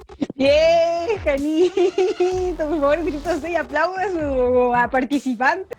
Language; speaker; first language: Spanish; native; Spanish